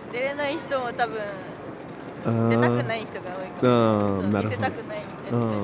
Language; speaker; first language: Japanese; native; Japanese